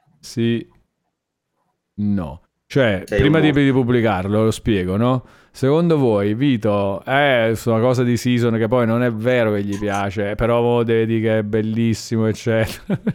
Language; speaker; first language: Italian; native; Italian